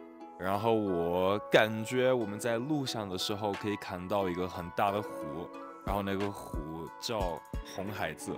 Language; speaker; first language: Chinese; non-native, fluent; English